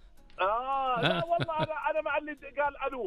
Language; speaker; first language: Arabic; native; Arabic